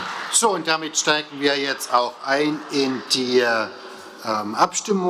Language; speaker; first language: German; native; German